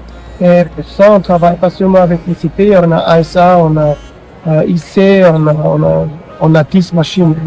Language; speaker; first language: French; non-native, learner; German